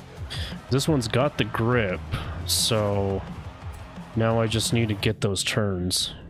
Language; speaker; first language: English; native; English